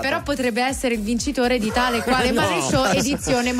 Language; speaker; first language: Italian; native; Italian